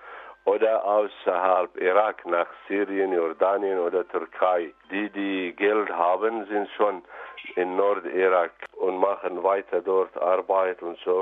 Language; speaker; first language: German; non-native, fluent; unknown